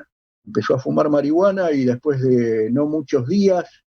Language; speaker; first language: Spanish; native; Spanish